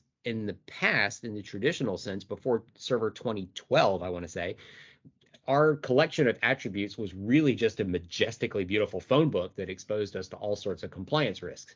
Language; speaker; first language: English; native; English